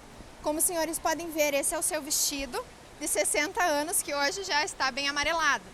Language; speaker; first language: Portuguese; native; Portuguese